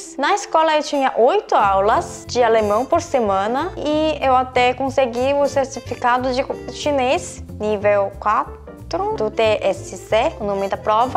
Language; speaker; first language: Portuguese; non-native, fluent; Korean